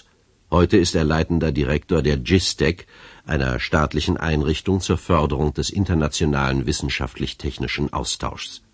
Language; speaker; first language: German; native; German